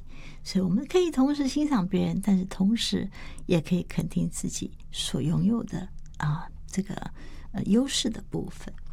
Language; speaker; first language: Chinese; native; Chinese